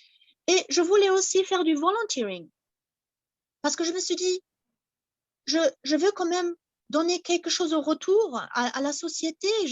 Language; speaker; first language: French; non-native, fluent; German